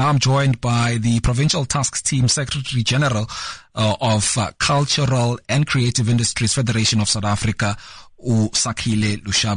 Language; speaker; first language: English; non-native, local second language; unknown